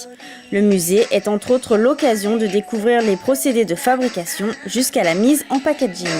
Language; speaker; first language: French; native; French